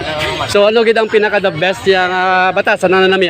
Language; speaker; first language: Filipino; non-native, local second language; Hiligaynon